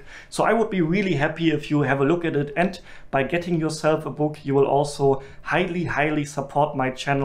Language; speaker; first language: English; non-native, fluent; German